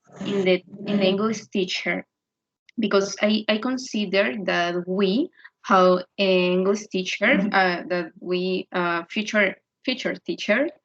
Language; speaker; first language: English; non-native, learner; Spanish